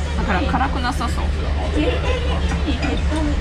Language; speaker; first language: Japanese; non-native, fluent; Russian